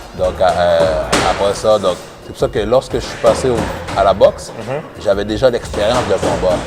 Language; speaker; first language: French; early bilingual, other home language; Haitian Creole